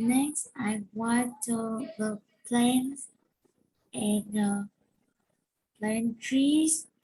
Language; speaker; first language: English; non-native, learner; Vietnamese